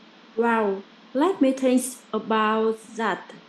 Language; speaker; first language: English; non-native, learner; Vietnamese